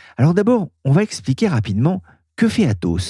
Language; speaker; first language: French; native; French